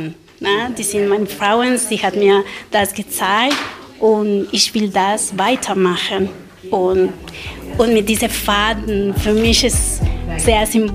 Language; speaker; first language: German; non-native, learner; Spanish